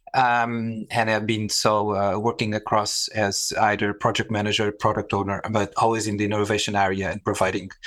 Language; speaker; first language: English; non-native, fluent; Portuguese